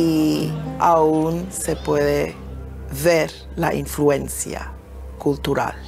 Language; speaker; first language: Spanish; early bilingual, heritage; Ladino